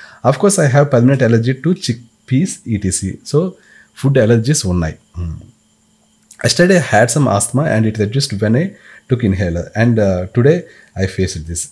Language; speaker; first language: English; non-native, local second language; Telugu